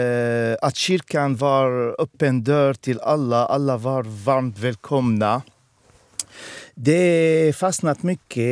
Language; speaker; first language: Swedish; non-native, fluent; Arabic